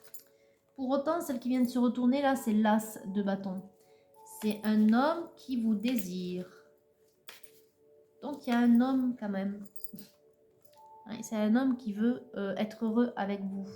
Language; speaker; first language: French; native; French